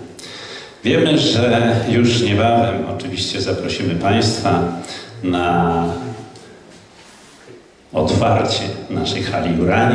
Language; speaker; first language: Polish; native; Polish